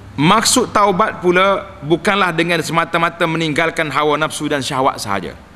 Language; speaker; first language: Malay; native; Malay